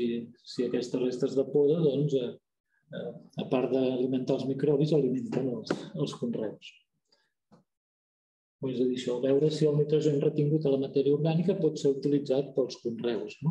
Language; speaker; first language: Catalan; native; Catalan